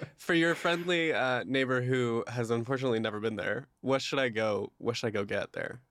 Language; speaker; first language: English; native; English